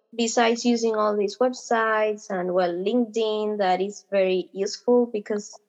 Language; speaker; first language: English; non-native, fluent; Spanish